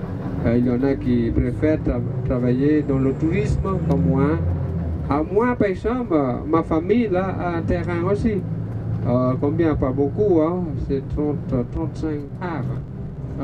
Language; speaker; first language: French; non-native, learner; Balinese